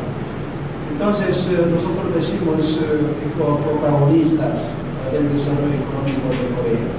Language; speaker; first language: Spanish; non-native, learner; Korean